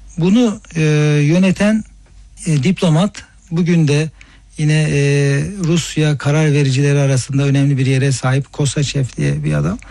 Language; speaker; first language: Turkish; native; Turkish